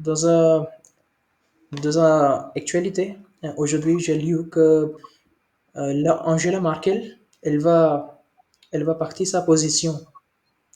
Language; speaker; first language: French; non-native, learner; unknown